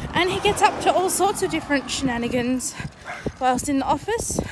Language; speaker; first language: English; native; English